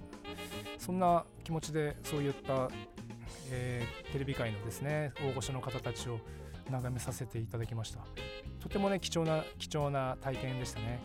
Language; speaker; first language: Japanese; native; Japanese